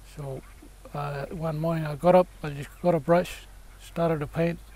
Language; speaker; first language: English; native; English